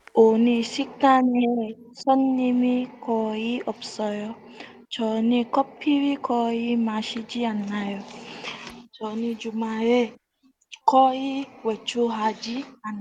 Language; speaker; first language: Korean; non-native, learner; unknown